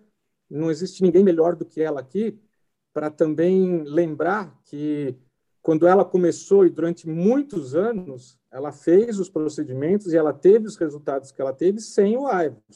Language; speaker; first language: Portuguese; native; Portuguese